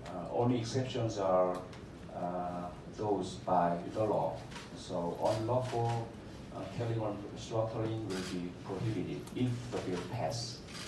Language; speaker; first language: English; non-native, fluent; Korean